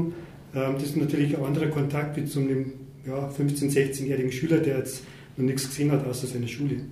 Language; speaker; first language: German; native; German